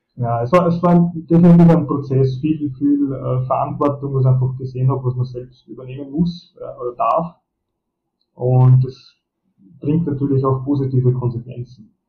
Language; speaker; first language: German; early bilingual, other home language; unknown